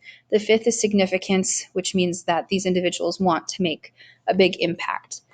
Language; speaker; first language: English; native; English